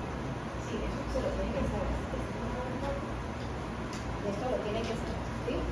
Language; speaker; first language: Spanish; native; Spanish